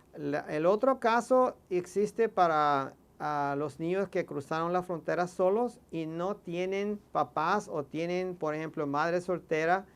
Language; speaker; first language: Spanish; non-native, fluent; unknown